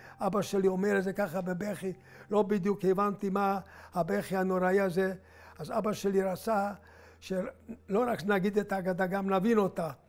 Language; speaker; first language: Hebrew; non-native, fluent; Hungarian